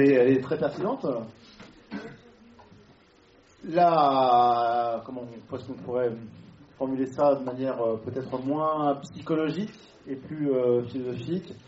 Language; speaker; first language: French; native; French